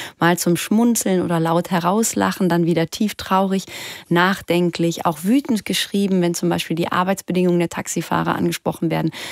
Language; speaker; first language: German; native; German